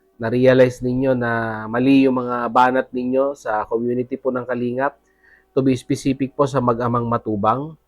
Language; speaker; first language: Filipino; native; Filipino